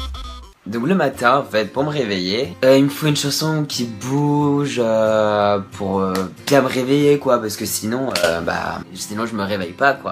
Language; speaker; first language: French; native; French